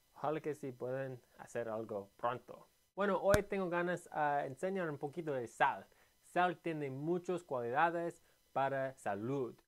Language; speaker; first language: Spanish; non-native, learner; English